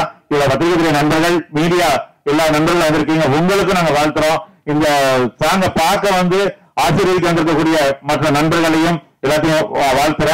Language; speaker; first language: Tamil; native; Tamil